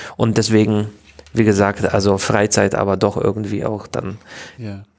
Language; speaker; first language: German; non-native, fluent; Polish